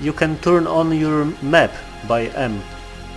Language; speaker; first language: English; non-native, learner; Polish